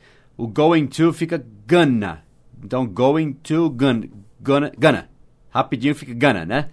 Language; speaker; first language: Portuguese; non-native, fluent; English